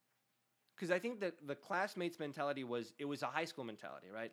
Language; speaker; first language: English; early bilingual, other home language; Spanish